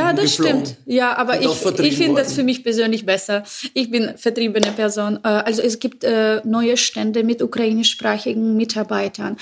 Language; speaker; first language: German; non-native, learner; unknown